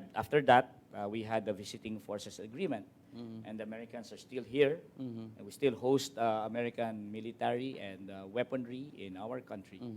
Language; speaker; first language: English; non-native, local second language; Filipino